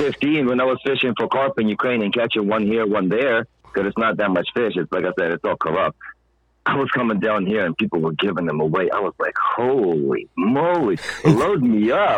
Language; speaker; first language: English; non-native, fluent; Ukrainian